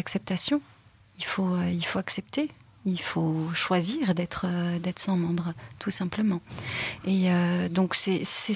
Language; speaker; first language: French; native; French